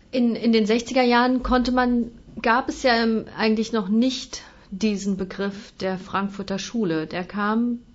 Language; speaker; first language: German; native; German